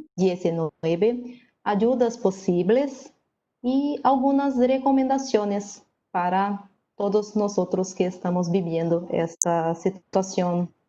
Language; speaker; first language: Spanish; non-native, learner; Portuguese